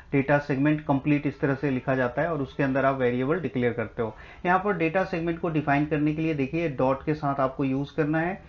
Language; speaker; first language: Hindi; native; Hindi